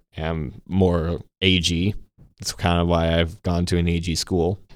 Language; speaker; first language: English; native; English